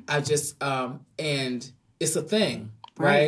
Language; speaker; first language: English; native; English